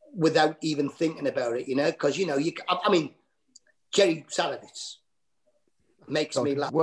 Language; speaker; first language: English; native; English